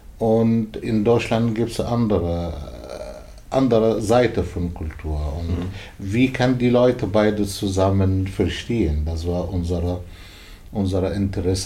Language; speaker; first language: German; non-native, learner; Arabic